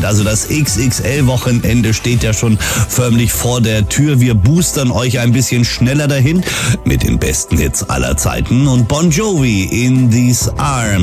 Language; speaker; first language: German; native; German